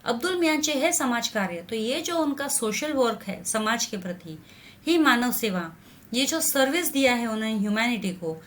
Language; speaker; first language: Hindi; non-native, local second language; Marathi